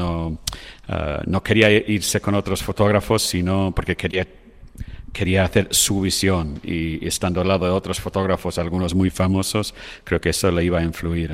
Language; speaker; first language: Spanish; non-native, fluent; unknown